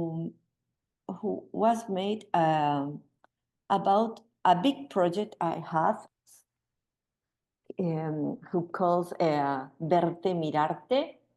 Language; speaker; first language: English; non-native, learner; Spanish